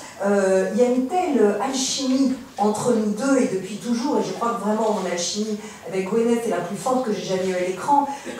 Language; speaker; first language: French; native; French